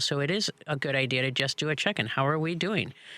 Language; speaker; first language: English; native; English